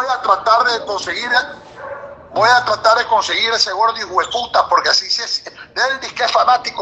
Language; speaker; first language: Spanish; native; Spanish